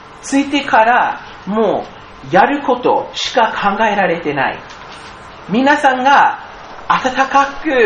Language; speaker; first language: Japanese; non-native, fluent; English